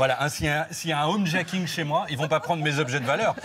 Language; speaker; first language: French; native; French